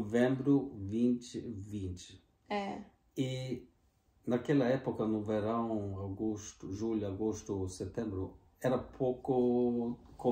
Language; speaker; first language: Portuguese; non-native, fluent; Norwegian